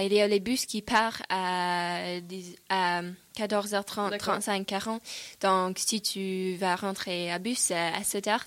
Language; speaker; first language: French; non-native, learner; English